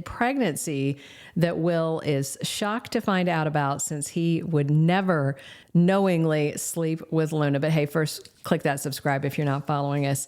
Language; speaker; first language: English; native; English